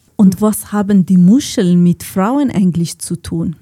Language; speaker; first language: German; non-native, fluent; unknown